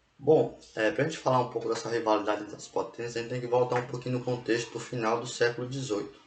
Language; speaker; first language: Portuguese; native; Portuguese